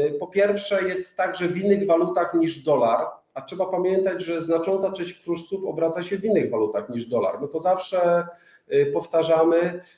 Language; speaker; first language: Polish; native; Polish